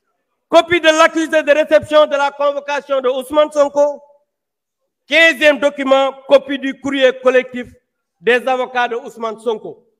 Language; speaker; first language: French; non-native, local second language; Wolof